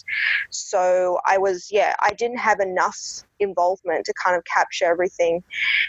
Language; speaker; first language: English; native; English